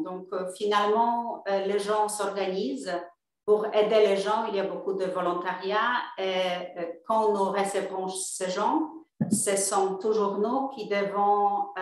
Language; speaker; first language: French; non-native, fluent; Polish